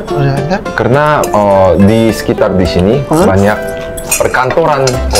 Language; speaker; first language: Indonesian; non-native, fluent; Korean